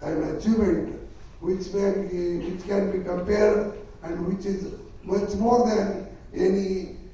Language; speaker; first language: English; non-native, local second language; Kannada